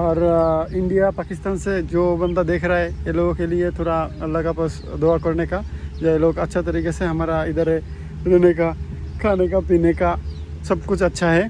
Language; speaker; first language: Hindi; non-native, learner; Bangla